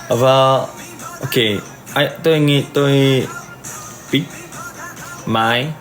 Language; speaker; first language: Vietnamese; non-native, learner; Korean